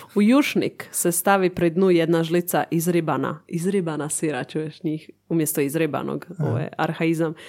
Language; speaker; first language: Croatian; native; Croatian